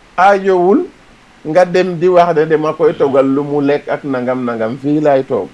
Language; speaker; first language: Wolof; non-native, local second language; Serer